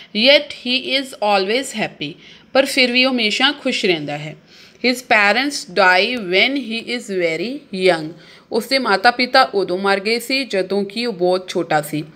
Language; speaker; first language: Hindi; non-native, local second language; Punjabi